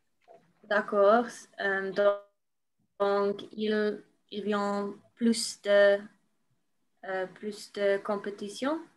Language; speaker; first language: French; non-native, learner; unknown